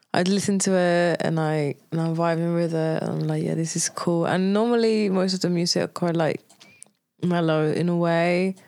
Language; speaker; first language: English; non-native, fluent; Spanish